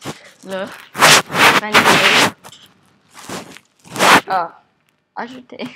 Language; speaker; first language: French; non-native, learner; English